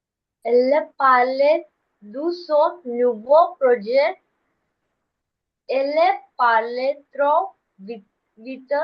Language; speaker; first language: French; non-native, learner; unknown